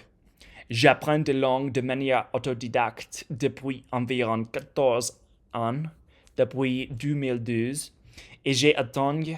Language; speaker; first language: French; non-native, learner; English